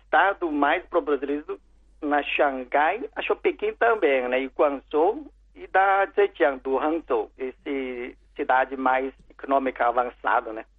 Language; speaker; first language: Portuguese; non-native, learner; Chinese